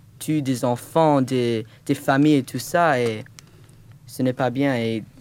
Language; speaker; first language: French; non-native, learner; English